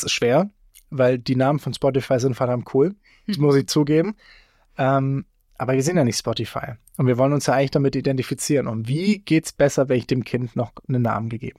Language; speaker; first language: German; native; German